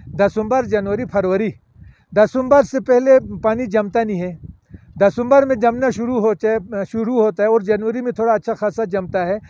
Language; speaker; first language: Urdu; non-native, local second language; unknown